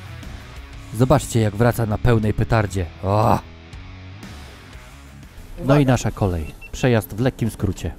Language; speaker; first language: Polish; native; Polish